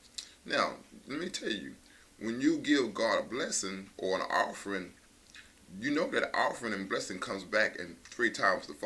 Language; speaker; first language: English; native; English